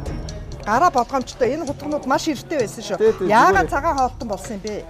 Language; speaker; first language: Mongolian; native; Mongolian